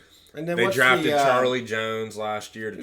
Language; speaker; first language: English; native; English